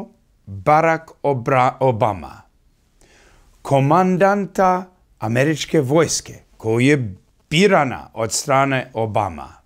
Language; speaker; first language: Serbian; early bilingual, heritage; English